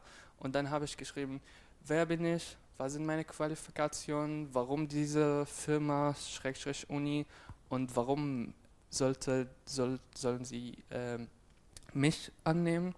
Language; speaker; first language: German; non-native, fluent; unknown